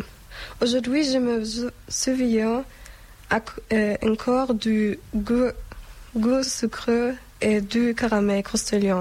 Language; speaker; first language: French; non-native, learner; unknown